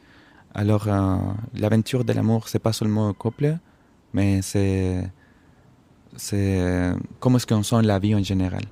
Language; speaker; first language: French; non-native, fluent; Spanish